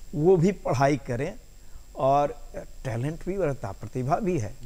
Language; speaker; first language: Hindi; native; Hindi